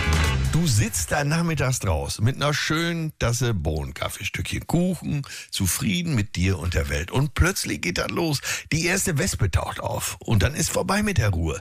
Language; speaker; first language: German; native; German